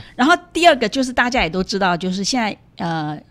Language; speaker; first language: Chinese; native; Chinese